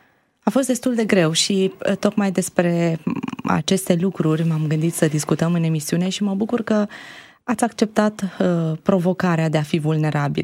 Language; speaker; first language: Romanian; native; Romanian